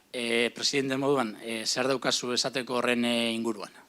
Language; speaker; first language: Basque; native; Basque